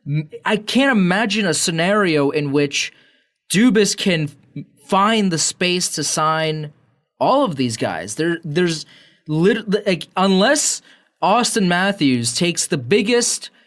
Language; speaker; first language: English; native; English